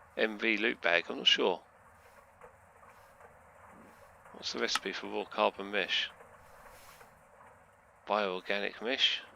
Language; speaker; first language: English; native; English